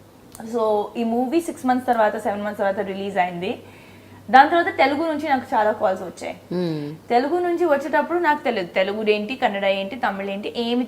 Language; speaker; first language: Telugu; non-native, local second language; Hindi